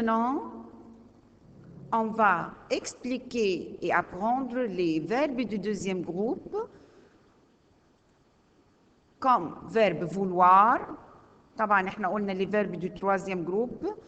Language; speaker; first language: French; non-native, learner; Arabic